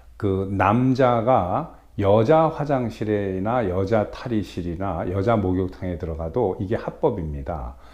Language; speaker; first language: Korean; native; Korean